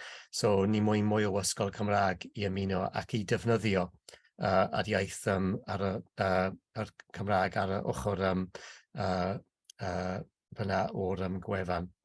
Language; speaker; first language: Welsh; non-native, local second language; English